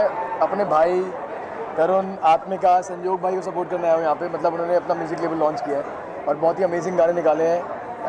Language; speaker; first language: Hindi; native; Hindi